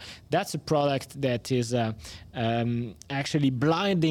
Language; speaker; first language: English; non-native, fluent; French